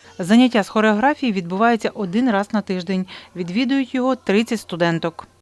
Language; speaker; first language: Ukrainian; native; Ukrainian